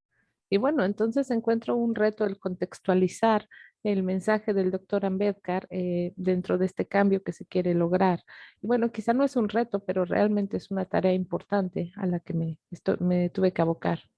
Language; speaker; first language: Spanish; native; Spanish